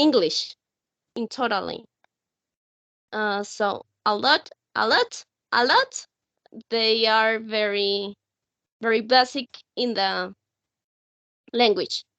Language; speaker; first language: English; non-native, learner; Spanish